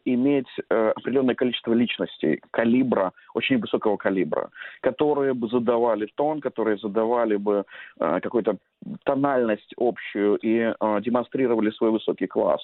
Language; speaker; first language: Russian; native; Russian